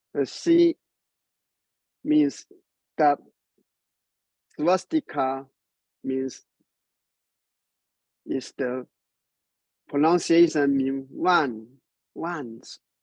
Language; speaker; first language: English; non-native, learner; Chinese